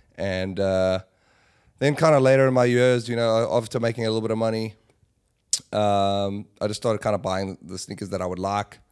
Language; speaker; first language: English; native; English